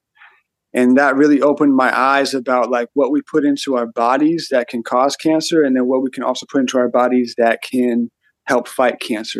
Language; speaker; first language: English; native; English